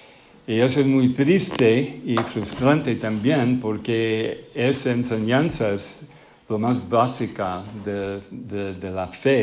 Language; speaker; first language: Spanish; non-native, fluent; English